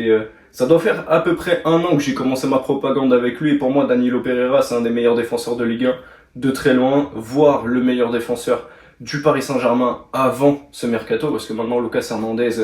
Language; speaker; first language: French; native; French